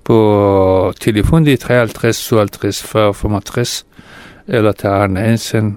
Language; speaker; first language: Danish; non-native, fluent; Persian